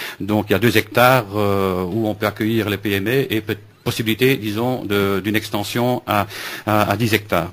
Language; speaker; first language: French; native; French